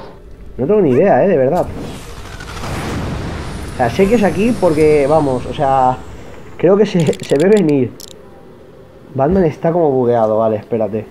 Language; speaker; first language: Spanish; native; Spanish